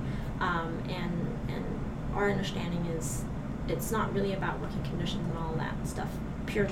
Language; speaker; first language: English; non-native, local second language; Cantonese